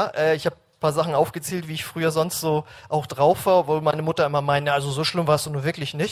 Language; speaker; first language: German; native; German